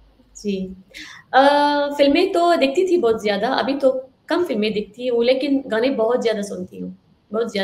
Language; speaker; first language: Hindi; non-native, fluent; Arabic